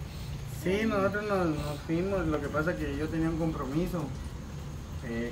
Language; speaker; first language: Spanish; native; Spanish